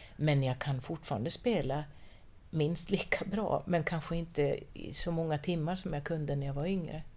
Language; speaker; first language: Swedish; native; Swedish